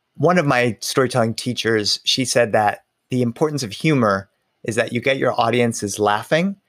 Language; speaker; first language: English; early bilingual, other home language; Spanish